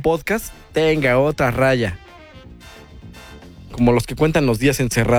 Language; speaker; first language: Spanish; native; Spanish